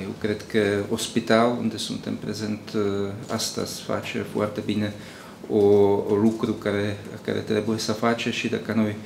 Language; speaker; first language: Romanian; non-native, learner; Czech